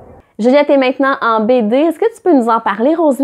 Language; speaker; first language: French; native; French